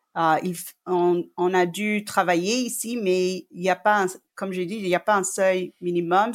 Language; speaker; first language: French; non-native, fluent; English